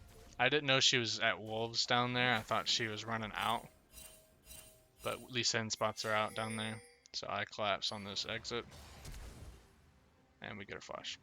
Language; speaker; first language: English; native; English